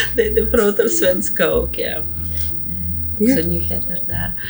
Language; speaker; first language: Swedish; non-native, learner; Russian